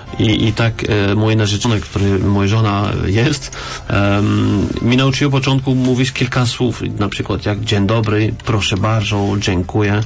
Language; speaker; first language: Polish; non-native, learner; French